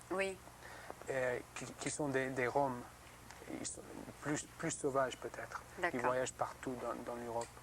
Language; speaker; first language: French; non-native, learner; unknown